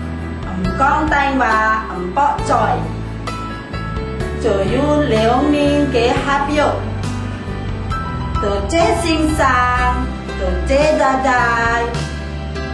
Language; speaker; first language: Cantonese; non-native, learner; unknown